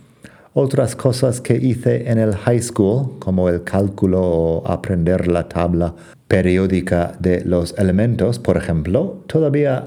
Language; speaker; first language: Spanish; non-native, fluent; English